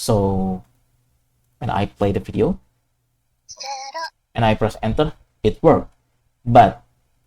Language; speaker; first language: English; non-native, fluent; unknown